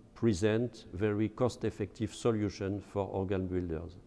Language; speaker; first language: English; non-native, fluent; French